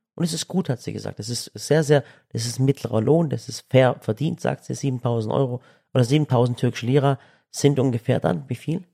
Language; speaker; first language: German; early bilingual, other home language; Turkish